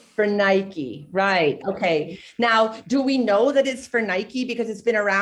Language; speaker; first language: English; native; English